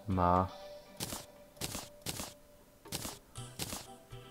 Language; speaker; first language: German; native; German